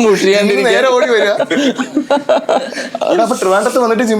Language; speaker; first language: Malayalam; native; Malayalam